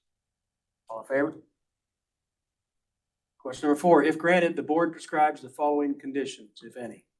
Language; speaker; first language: English; native; English